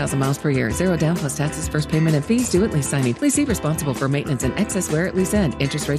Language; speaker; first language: English; native; English